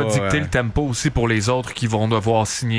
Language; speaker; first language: French; native; French